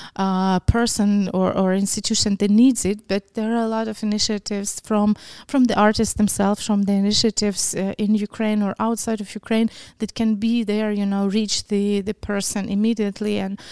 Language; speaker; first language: English; non-native, fluent; Ukrainian